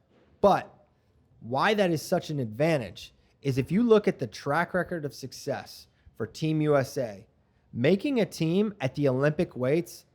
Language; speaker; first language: English; native; English